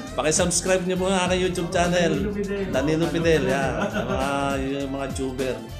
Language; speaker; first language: Filipino; native; Filipino